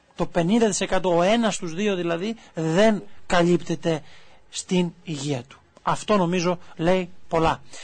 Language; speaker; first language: Greek; native; Greek